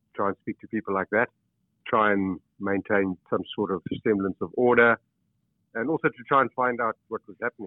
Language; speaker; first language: English; native; English